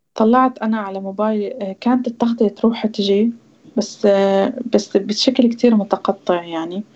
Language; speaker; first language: Arabic; native; Arabic